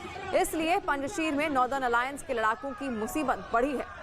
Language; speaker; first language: Hindi; native; Hindi